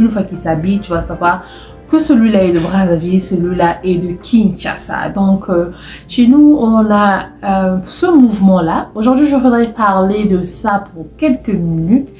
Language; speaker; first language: French; non-native, local second language; Lingala